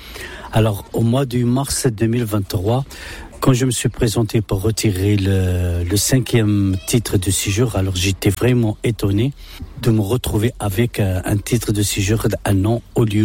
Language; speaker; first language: French; non-native, local second language; Arabic